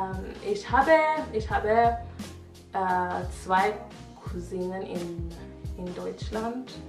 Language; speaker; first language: German; non-native, learner; French